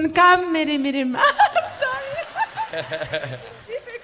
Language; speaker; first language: English; non-native, learner; Russian